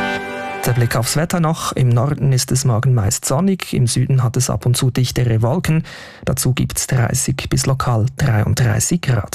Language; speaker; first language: German; native; German